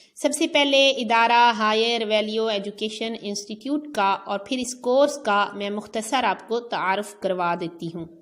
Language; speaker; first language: Urdu; native; Urdu